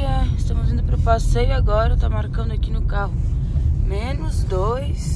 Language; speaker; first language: Portuguese; native; Portuguese